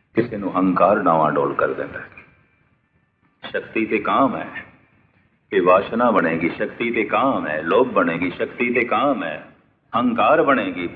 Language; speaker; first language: Hindi; non-native, local second language; Punjabi